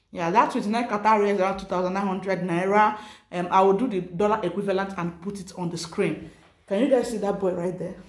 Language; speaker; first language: English; non-native, local second language; Igbo